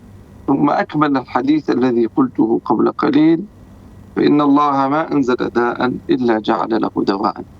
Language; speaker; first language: Arabic; native; Arabic